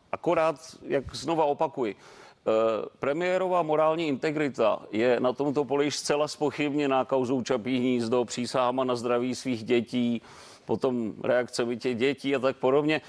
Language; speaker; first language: Czech; native; Czech